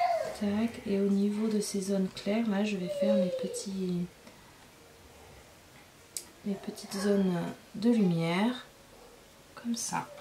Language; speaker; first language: French; native; French